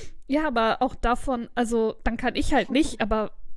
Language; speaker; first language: German; native; German